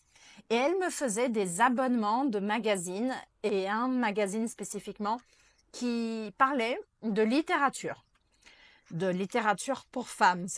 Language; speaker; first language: French; non-native, fluent; Portuguese